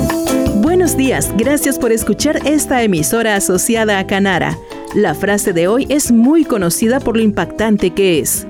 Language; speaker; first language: Spanish; native; Spanish